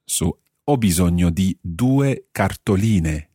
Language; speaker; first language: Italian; non-native, fluent; English